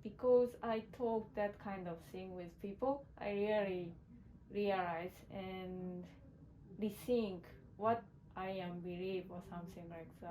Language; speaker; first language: English; non-native, learner; Japanese